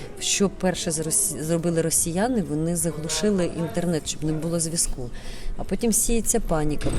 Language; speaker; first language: Ukrainian; non-native, local second language; Russian